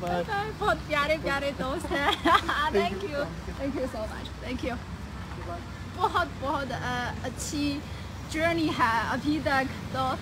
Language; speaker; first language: Hindi; non-native, learner; Chinese